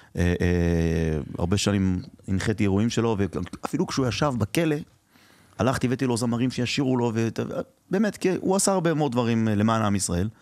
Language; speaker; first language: Hebrew; early bilingual, other home language; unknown